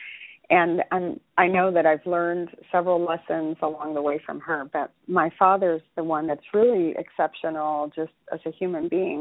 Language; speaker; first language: English; early bilingual, other home language; Spanish